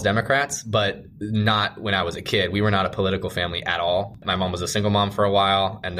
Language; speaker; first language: English; native; English